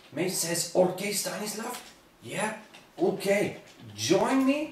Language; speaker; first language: English; non-native, learner; German